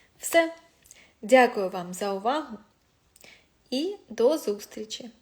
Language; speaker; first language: Ukrainian; non-native, local second language; Russian